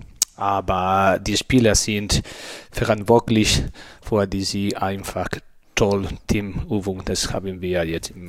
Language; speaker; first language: German; non-native, learner; Spanish